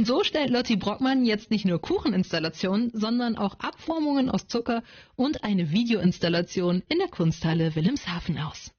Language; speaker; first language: German; native; German